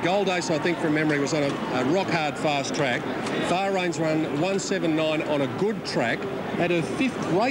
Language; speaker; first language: English; native; English